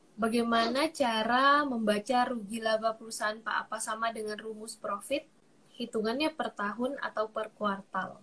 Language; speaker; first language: Indonesian; native; Indonesian